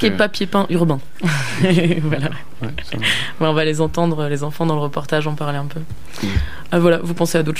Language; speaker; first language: French; native; French